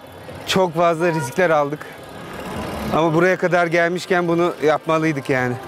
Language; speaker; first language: Turkish; native; Turkish